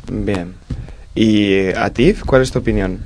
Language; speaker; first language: Spanish; native; Spanish